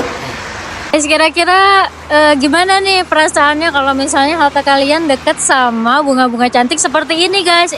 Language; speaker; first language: Indonesian; native; Indonesian